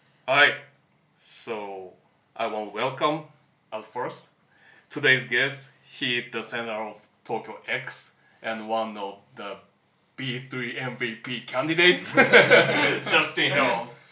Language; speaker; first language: English; non-native, learner; Japanese